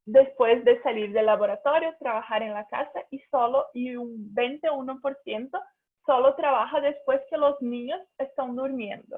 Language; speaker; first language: Spanish; non-native, fluent; Portuguese